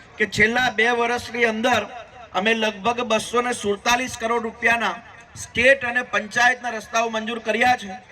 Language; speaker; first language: Gujarati; native; Gujarati